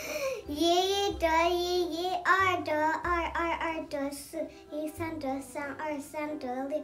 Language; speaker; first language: Chinese; early bilingual, heritage; Chinese